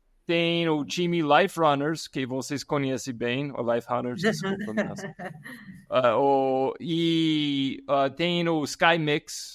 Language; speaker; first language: Portuguese; non-native, fluent; English